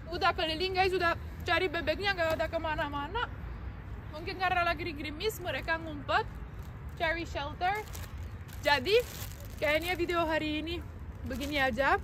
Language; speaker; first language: Indonesian; non-native, fluent; Romanian